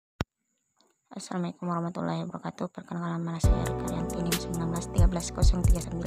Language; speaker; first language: Indonesian; native; Indonesian